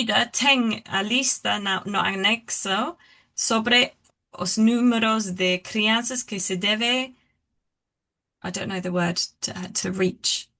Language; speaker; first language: Portuguese; non-native, learner; English